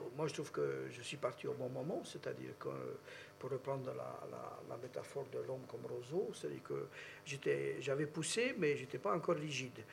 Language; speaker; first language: French; non-native, fluent; Romanian